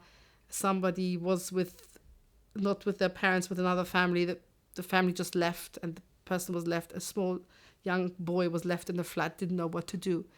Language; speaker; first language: English; non-native, fluent; German